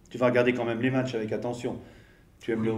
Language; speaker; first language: French; native; French